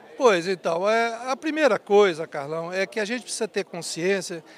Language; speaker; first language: Portuguese; native; Portuguese